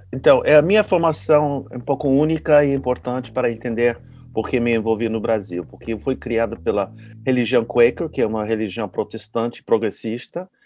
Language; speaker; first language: Portuguese; non-native, fluent; English